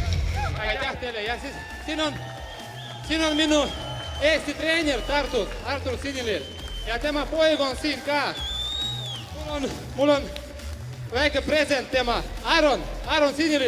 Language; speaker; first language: Estonian; non-native, learner; Georgian